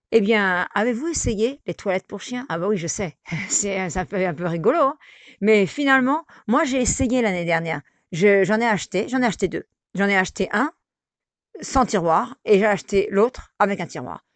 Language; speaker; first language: French; native; French